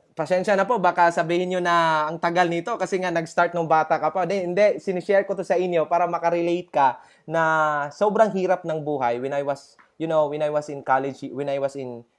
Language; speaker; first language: Filipino; non-native, local second language; Cebuano